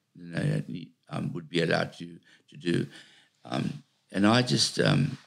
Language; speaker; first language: English; native; English